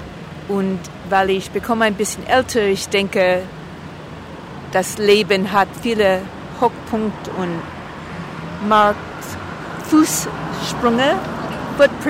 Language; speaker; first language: German; non-native, learner; English